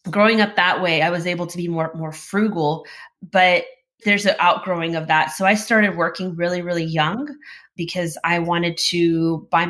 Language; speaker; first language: English; native; English